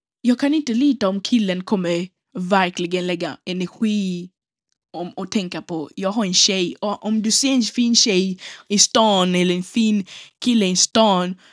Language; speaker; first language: Swedish; non-native, local second language; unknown